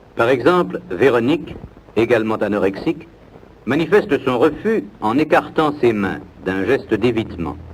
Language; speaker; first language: French; native; French